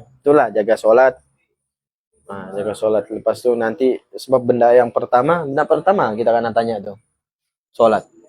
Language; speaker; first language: Malay; native; Malay